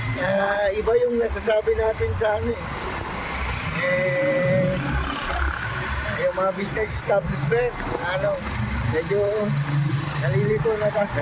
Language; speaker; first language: Filipino; non-native, local second language; Iloko